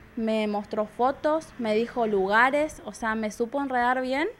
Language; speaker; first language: Spanish; native; Spanish